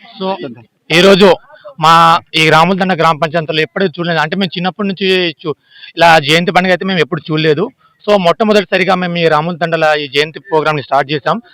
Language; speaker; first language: Telugu; non-native, local second language; Lambadi